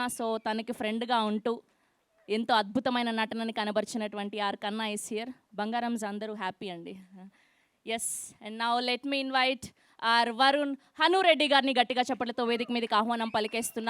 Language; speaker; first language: Telugu; native; Telugu